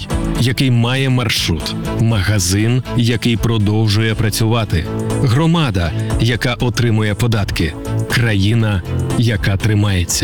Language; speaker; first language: Ukrainian; native; Ukrainian